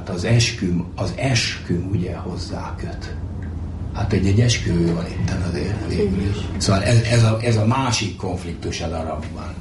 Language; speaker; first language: Hungarian; native; Hungarian